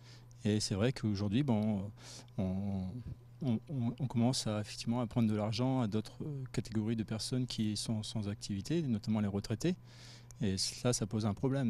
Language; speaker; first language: French; native; French